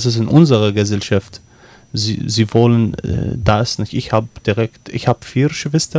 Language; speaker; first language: German; non-native, learner; Arabic